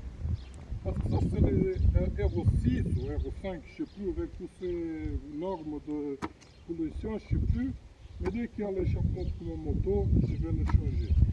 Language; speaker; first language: French; non-native, fluent; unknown